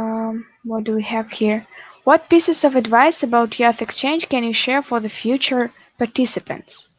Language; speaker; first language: English; non-native, fluent; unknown